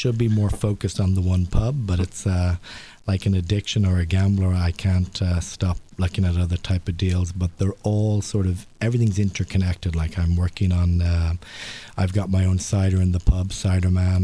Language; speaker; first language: English; native; English